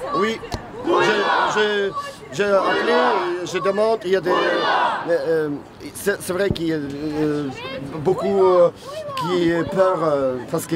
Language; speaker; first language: French; non-native, learner; Ukrainian